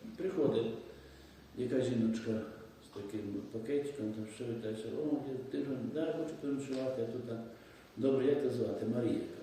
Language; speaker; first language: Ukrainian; native; Ukrainian